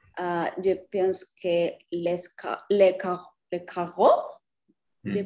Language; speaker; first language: French; non-native, learner; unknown